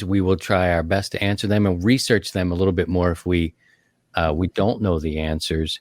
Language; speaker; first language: English; native; English